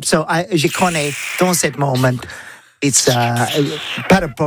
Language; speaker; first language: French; non-native, learner; English